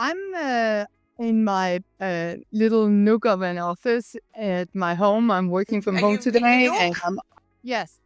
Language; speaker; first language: English; non-native, fluent; Danish